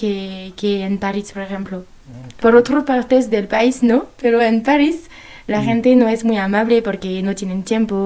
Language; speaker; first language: Spanish; non-native, learner; French